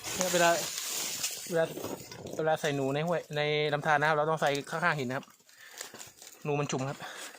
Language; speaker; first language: Thai; non-native, local second language; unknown